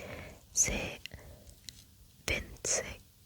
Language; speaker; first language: French; non-native, learner; German